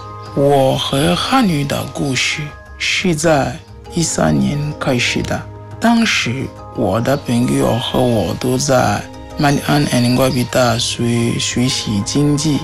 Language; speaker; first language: Chinese; non-native, fluent; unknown